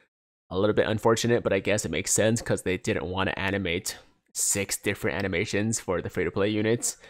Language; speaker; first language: English; native; English